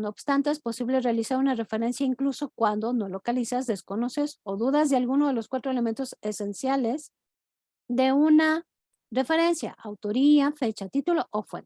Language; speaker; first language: Spanish; native; Spanish